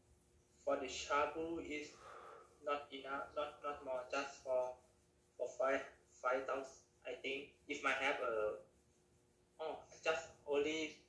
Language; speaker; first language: English; non-native, learner; Thai